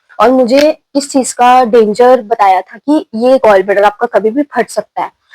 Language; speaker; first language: Hindi; native; Hindi